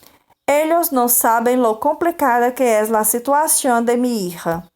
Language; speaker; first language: Spanish; non-native, fluent; Portuguese